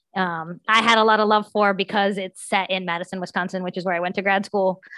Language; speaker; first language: English; native; English